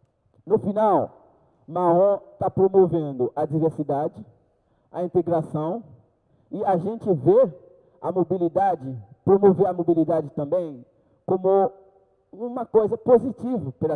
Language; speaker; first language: Portuguese; non-native, learner; Haitian Creole